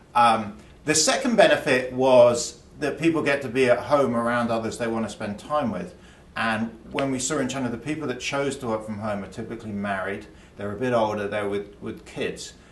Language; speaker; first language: English; native; English